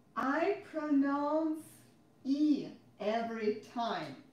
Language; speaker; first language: English; non-native, fluent; Russian